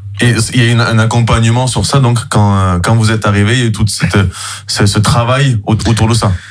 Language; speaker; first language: French; native; French